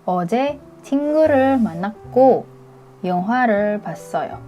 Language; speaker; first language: Korean; non-native, fluent; Indonesian